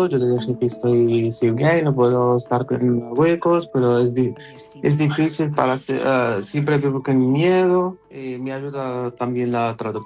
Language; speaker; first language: Spanish; non-native, learner; Arabic